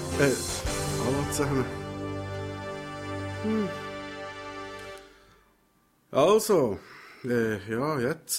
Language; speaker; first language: German; native; German